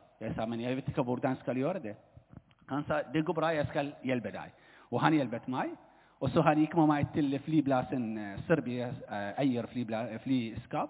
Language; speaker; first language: Norwegian; non-native, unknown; Arabic